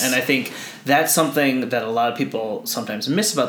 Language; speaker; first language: English; early bilingual, other home language; Filipino